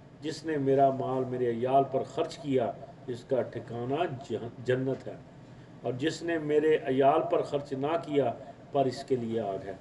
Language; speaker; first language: Urdu; non-native, local second language; Punjabi